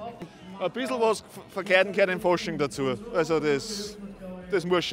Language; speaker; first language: German; native; German